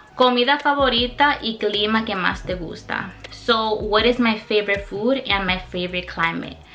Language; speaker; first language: English; early bilingual, other home language; Spanish